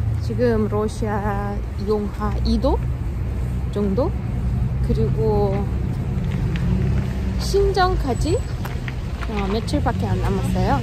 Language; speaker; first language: Korean; non-native, fluent; Russian